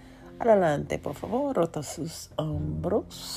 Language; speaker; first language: Spanish; non-native, learner; English